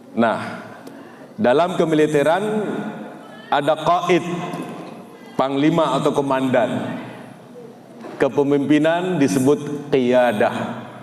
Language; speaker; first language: Indonesian; non-native, local second language; Madurese